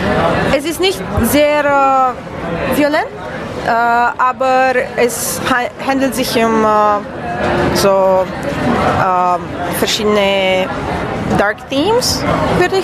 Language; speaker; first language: German; non-native, fluent; Romanian